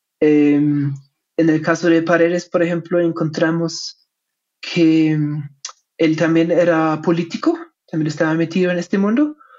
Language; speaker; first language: Spanish; non-native, fluent; German